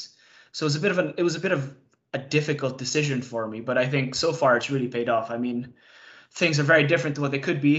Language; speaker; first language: English; non-native, local second language; Cebuano